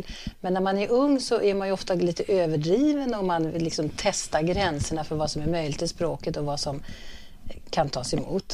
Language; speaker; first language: Swedish; native; Swedish